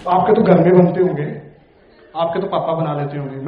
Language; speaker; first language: Hindi; non-native, local second language; Punjabi